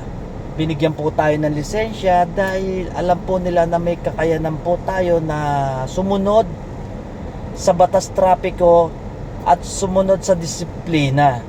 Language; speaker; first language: Filipino; native; Filipino